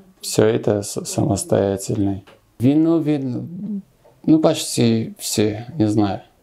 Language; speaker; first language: Russian; non-native, local second language; Armenian